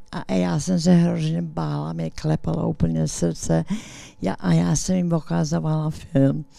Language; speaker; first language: Czech; early bilingual, heritage; English